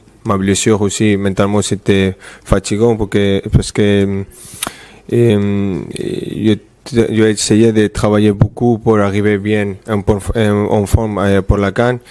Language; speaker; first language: French; non-native, fluent; Spanish